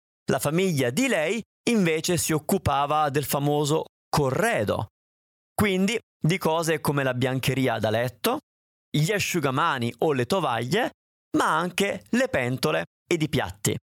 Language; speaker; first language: Italian; native; Italian